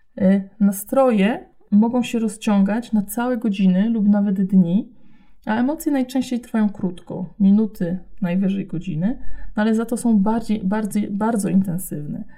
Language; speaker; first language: Polish; native; Polish